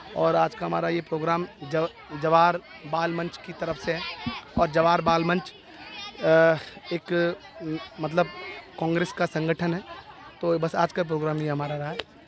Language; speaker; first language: Hindi; native; Hindi